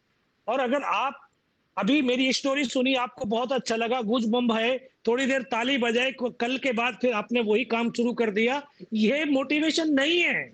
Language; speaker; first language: Hindi; native; Hindi